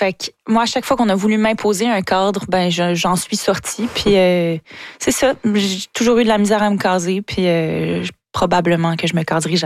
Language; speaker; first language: French; native; French